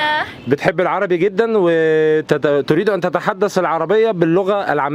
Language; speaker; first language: Arabic; native; Arabic